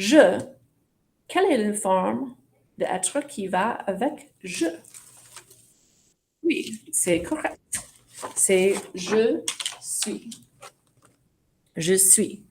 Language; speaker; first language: French; non-native, fluent; English